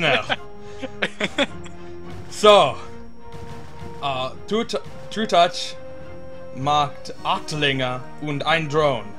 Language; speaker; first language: German; non-native, learner; English